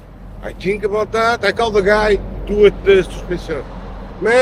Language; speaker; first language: English; non-native, learner; Portuguese